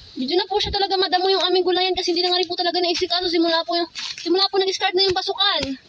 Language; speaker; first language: Filipino; non-native, local second language; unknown